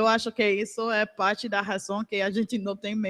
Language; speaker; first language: Portuguese; non-native, learner; English